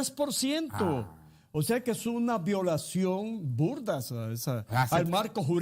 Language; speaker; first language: Spanish; native; Spanish